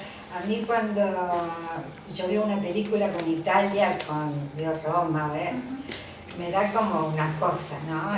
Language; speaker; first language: Spanish; early bilingual, other home language; Italian